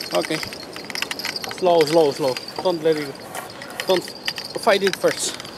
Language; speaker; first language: English; non-native, learner; Spanish